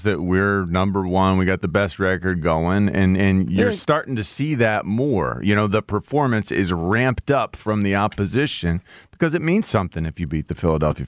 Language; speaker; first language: English; native; English